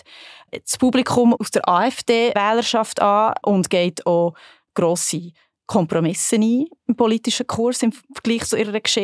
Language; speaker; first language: German; native; German